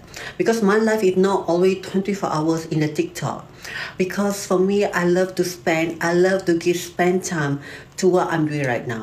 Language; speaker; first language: English; non-native, learner; Malay